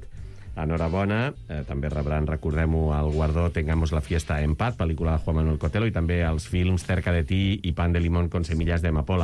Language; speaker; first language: Catalan; native; Catalan